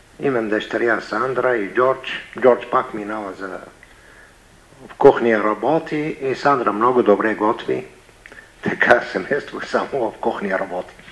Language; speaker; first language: Bulgarian; non-native, learner; Arabic